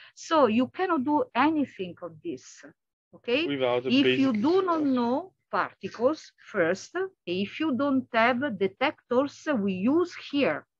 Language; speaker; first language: English; non-native, fluent; Italian